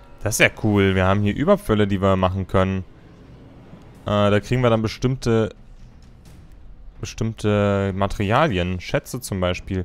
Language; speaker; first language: German; native; German